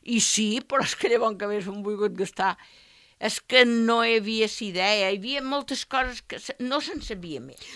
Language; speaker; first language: Catalan; native; Catalan